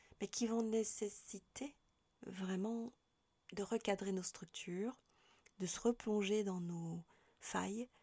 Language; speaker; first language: French; native; French